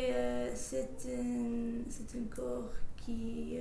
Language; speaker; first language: French; non-native, fluent; English